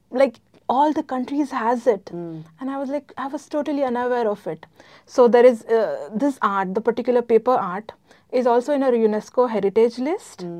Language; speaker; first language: English; non-native, local second language; Gujarati